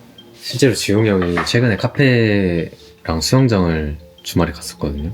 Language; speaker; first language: Korean; native; Korean